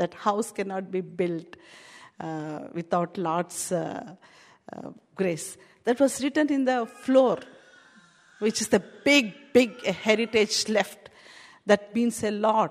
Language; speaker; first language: English; non-native, local second language; Telugu